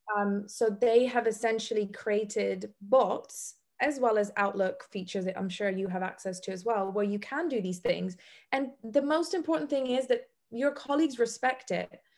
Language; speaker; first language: English; non-native, fluent; Bosnian